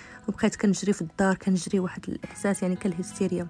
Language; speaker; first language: Arabic; native; Arabic